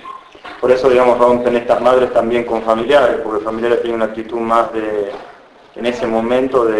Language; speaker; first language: Spanish; native; Spanish